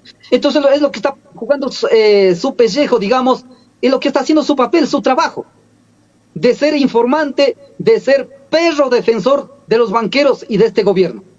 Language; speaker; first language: Spanish; native; Spanish